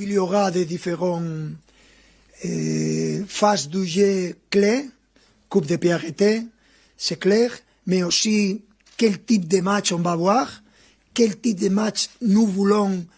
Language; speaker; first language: French; non-native, fluent; Spanish